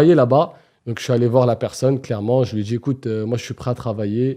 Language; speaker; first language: French; native; French